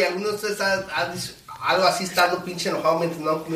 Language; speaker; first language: Spanish; early bilingual, heritage; Spanish